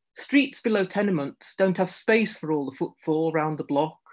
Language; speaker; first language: English; native; English